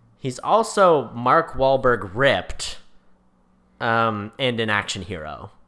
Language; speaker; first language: English; native; English